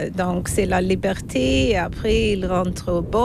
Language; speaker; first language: French; non-native, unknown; Swedish